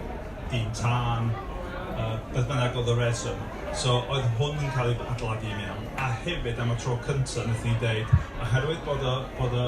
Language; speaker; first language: Welsh; non-native, local second language; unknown